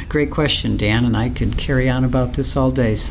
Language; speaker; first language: English; native; English